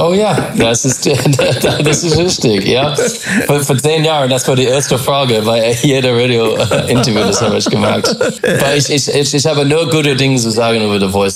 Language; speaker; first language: German; non-native, fluent; English